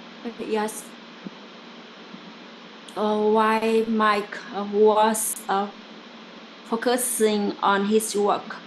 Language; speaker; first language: English; non-native, learner; Vietnamese